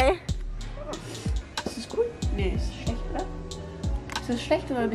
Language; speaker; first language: German; non-native, learner; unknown